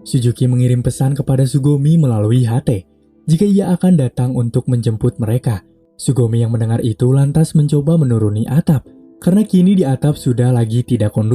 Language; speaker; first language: Indonesian; native; Indonesian